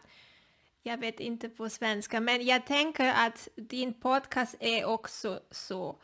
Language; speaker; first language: Swedish; non-native, learner; Spanish